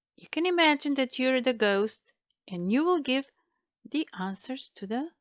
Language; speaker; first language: English; non-native, fluent; Macedonian